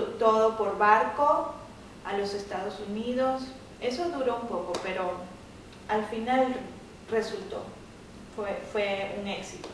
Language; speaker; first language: Spanish; native; Spanish